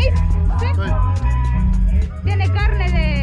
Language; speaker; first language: Spanish; non-native, local second language; Kʼicheʼ